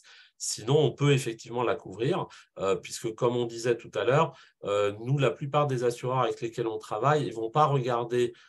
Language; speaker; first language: French; native; French